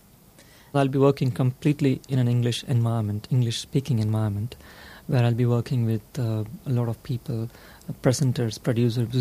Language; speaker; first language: English; non-native, local second language; Tamil